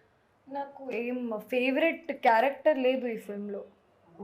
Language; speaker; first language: Telugu; non-native, fluent; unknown